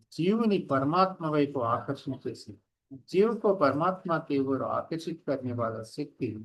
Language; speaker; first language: Hindi; non-native, local second language; Telugu